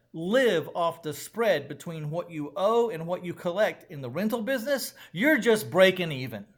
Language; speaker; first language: English; native; English